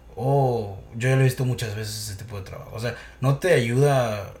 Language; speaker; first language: Spanish; early bilingual, heritage; Spanish